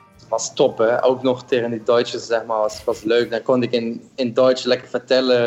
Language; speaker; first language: Dutch; non-native, fluent; German